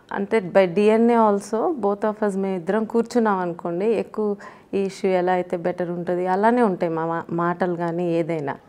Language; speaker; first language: Telugu; native; Telugu